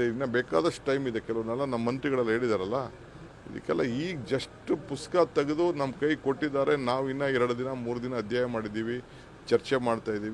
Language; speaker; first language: Kannada; native; Kannada